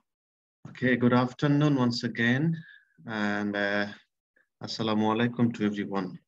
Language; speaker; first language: English; non-native, fluent; Bangla